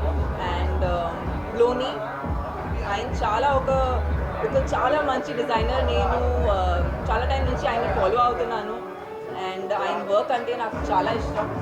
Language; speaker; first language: Telugu; non-native, fluent; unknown